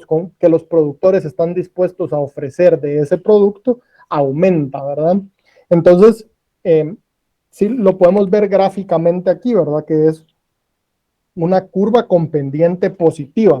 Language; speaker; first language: Spanish; native; Spanish